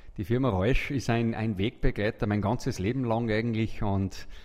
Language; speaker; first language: German; native; German